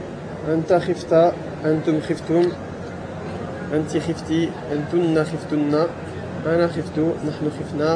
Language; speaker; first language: Arabic; non-native, learner; French